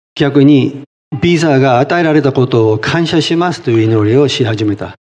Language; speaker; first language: Japanese; non-native, fluent; English